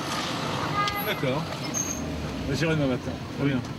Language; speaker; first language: French; native; French